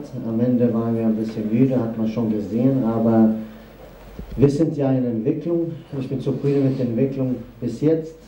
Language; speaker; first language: German; non-native, fluent; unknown